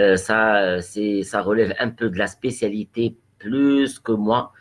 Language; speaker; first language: French; non-native, local second language; Arabic